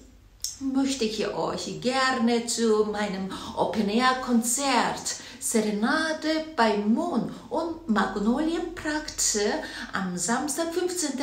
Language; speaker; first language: German; non-native, fluent; Korean